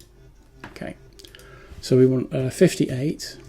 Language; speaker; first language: English; native; English